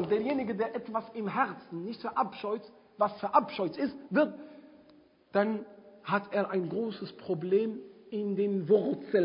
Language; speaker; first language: German; non-native, fluent; Arabic